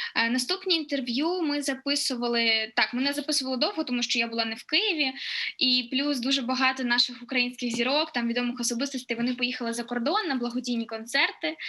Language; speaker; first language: Ukrainian; non-native, local second language; Russian